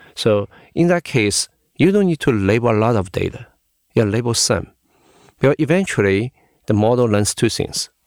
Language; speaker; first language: English; non-native, fluent; Chinese